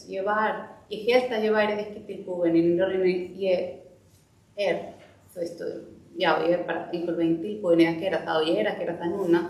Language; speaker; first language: Icelandic; non-native, fluent; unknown